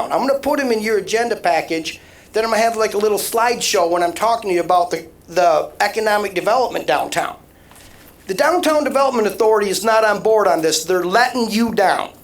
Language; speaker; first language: English; native; English